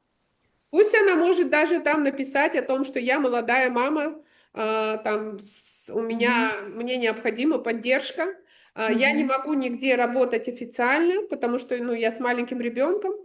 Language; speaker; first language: Russian; native; Russian